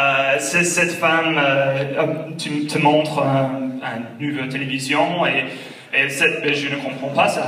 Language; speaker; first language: French; non-native, learner; English